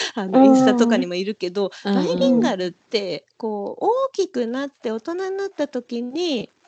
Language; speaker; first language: Japanese; native; Japanese